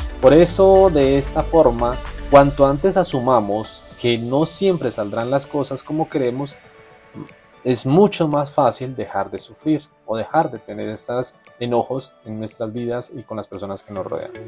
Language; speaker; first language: Spanish; native; Spanish